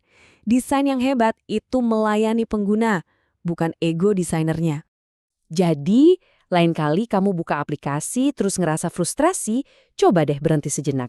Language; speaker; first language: Indonesian; native; Indonesian